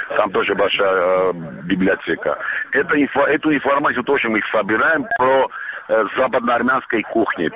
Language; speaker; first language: Russian; non-native, local second language; Armenian